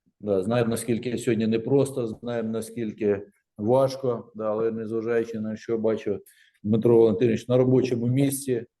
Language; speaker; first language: Ukrainian; native; Ukrainian